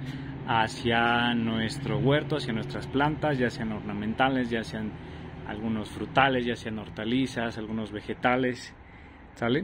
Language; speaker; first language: Spanish; native; Spanish